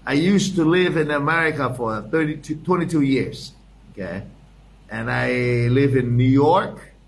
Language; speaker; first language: English; non-native, fluent; Thai